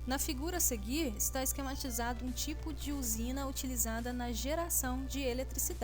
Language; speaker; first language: Portuguese; native; Portuguese